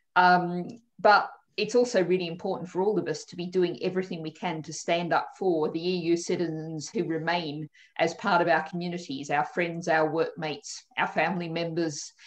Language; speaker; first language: English; native; English